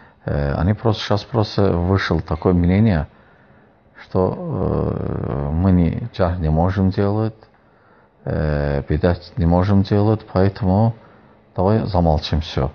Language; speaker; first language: Russian; non-native, fluent; Azerbaijani